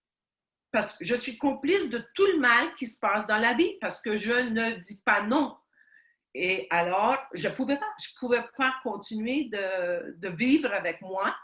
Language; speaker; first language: French; early bilingual, heritage; Ukrainian